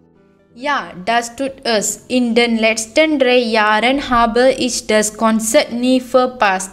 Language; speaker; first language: German; non-native, learner; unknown